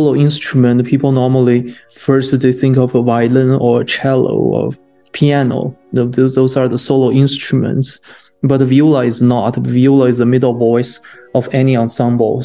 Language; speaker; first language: English; non-native, fluent; Chinese